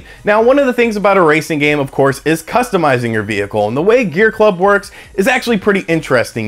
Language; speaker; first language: English; native; English